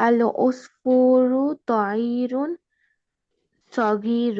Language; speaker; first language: Arabic; non-native, learner; Bangla